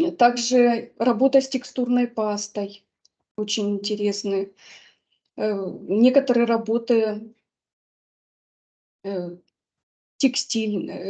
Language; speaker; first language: Russian; native; Russian